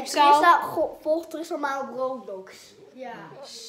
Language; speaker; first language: Dutch; early bilingual, other home language; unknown